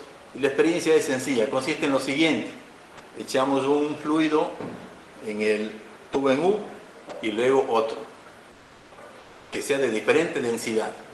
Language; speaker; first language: Spanish; native; Spanish